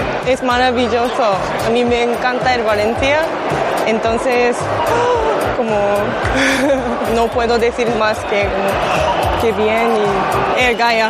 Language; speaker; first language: Spanish; non-native, learner; Japanese